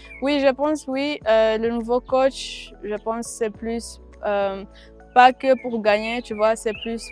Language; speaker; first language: French; non-native, local second language; Rundi